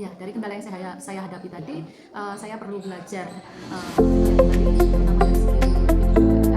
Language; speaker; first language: Indonesian; native; Indonesian